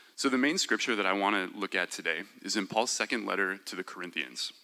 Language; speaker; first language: English; native; English